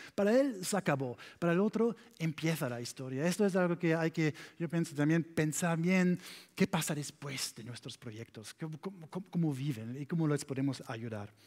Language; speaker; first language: Spanish; non-native, learner; German